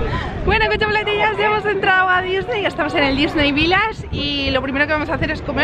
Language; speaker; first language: Spanish; native; Spanish